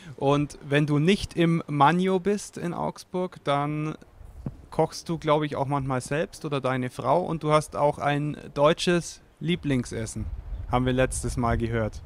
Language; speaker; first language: German; native; German